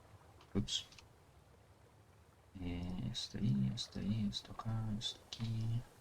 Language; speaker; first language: Spanish; early bilingual, heritage; Spanish